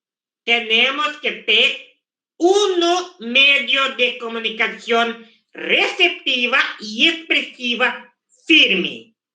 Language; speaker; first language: Spanish; non-native, fluent; Portuguese